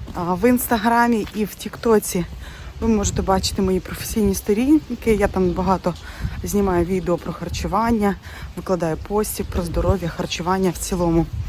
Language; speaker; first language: Ukrainian; non-native, local second language; Russian